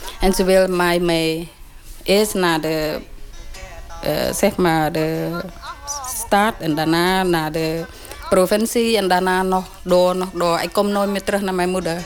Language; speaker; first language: Dutch; non-native, learner; Khmer